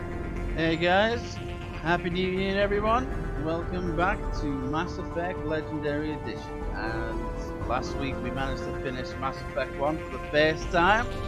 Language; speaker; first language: English; native; English